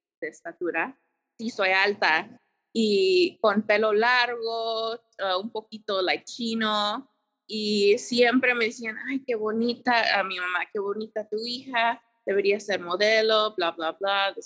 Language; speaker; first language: Spanish; early bilingual, heritage; Spanish